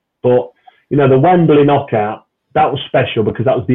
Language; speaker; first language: English; native; English